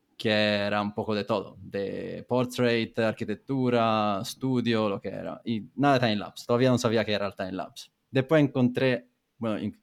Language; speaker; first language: Spanish; non-native, fluent; Italian